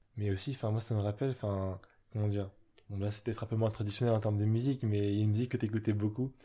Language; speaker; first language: French; early bilingual, other home language; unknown